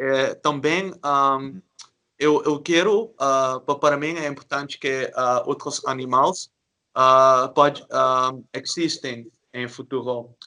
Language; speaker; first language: Portuguese; non-native, learner; Dutch